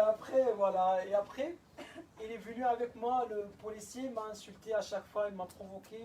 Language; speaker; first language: French; non-native, fluent; Arabic